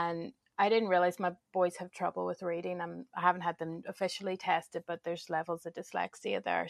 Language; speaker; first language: English; native; English